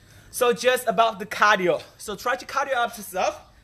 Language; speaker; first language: English; non-native, local second language; Chinese